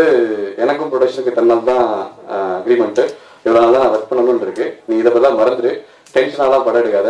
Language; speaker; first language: Tamil; native; Tamil